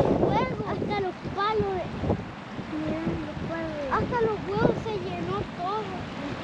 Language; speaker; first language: Spanish; early bilingual, other home language; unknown